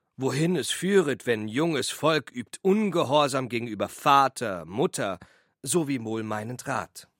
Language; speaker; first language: German; native; German